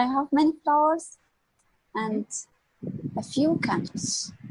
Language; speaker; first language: English; non-native, learner; Arabic